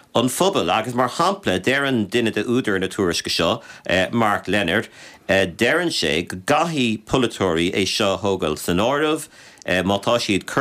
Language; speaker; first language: Irish; native; Irish